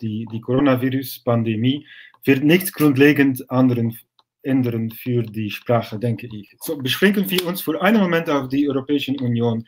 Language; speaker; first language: German; non-native, fluent; Dutch